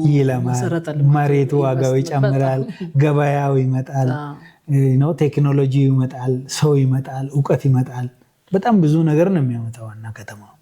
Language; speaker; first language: Amharic; non-native, local second language; Oromo